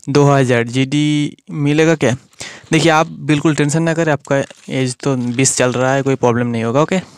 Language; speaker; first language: Hindi; non-native, local second language; Bangla